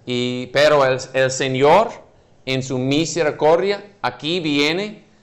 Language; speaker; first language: Spanish; non-native, fluent; English